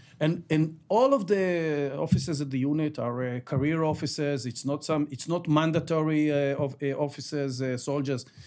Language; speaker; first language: English; non-native, fluent; Ladino